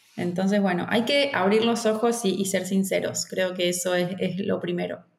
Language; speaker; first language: Spanish; native; Spanish